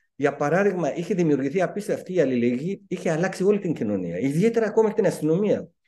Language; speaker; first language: Greek; non-native, fluent; Persian